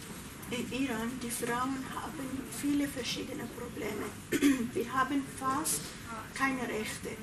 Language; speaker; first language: German; non-native, learner; Persian